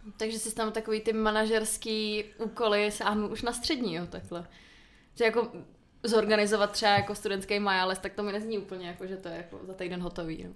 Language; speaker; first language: Czech; native; Czech